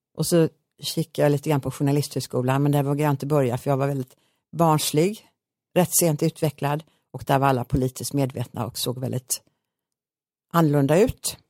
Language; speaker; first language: Swedish; native; Swedish